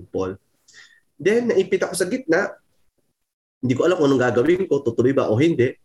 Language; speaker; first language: Filipino; non-native, local second language; Pampanga